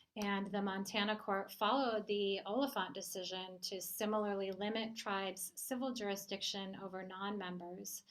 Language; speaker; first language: English; native; English